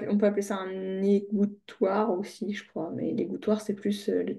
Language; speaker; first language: French; native; French